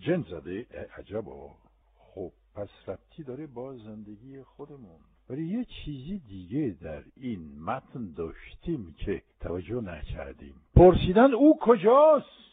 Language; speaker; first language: Persian; non-native, fluent; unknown